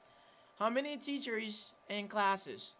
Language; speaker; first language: English; non-native, fluent; Haitian Creole